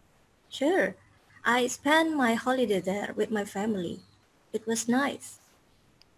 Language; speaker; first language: English; non-native, fluent; Indonesian